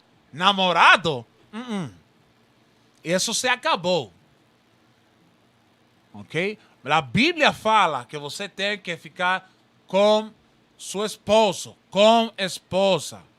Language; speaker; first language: Portuguese; non-native, learner; Spanish